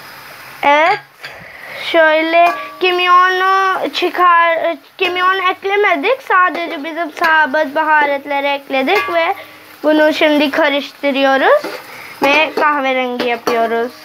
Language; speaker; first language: Turkish; non-native, fluent; Urdu